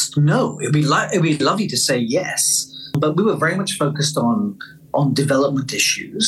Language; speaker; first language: English; native; English